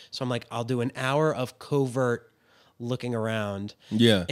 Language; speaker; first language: English; native; English